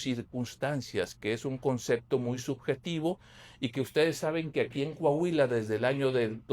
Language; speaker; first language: Spanish; native; Spanish